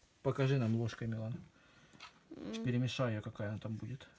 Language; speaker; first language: Russian; native; Russian